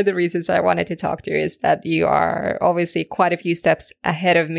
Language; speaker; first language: English; native; English